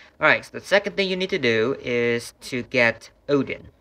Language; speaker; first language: English; non-native, fluent; Vietnamese